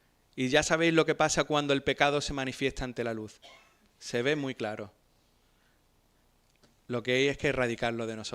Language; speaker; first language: Spanish; native; Spanish